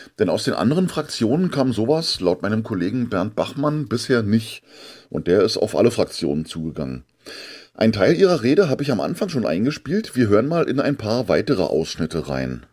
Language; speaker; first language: German; native; German